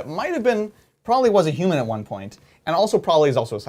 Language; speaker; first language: English; native; English